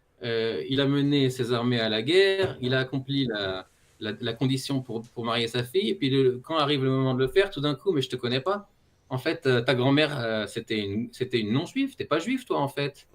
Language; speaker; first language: French; native; French